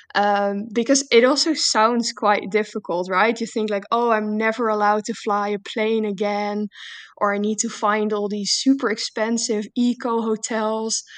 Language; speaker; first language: English; non-native, fluent; Dutch